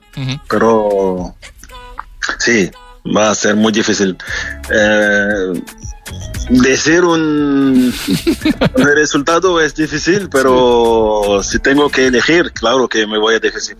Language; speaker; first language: Spanish; non-native, fluent; French